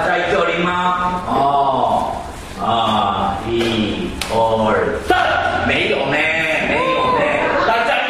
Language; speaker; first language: Chinese; non-native, learner; Korean